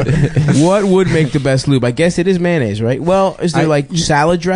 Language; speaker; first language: English; native; English